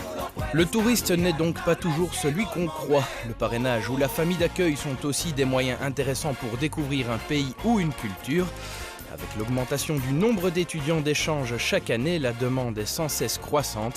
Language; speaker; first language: French; native; French